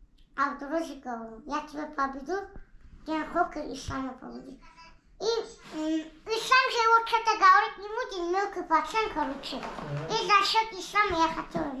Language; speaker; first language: Russian; non-native, local second language; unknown